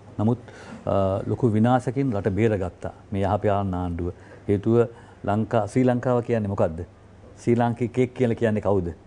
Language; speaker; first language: Sinhala; non-native, local second language; Tamil